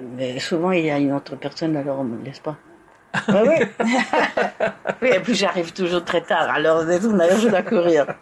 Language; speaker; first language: French; non-native, fluent; Spanish